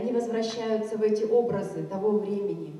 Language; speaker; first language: Russian; native; Russian